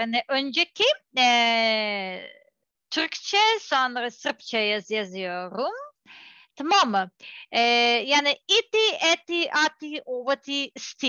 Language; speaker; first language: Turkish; non-native, learner; Serbian